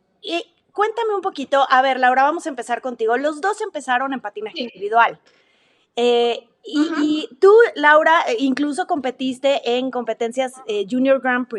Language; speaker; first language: Spanish; native; Spanish